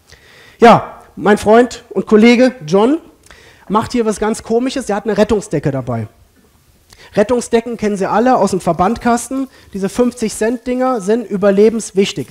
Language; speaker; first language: German; native; German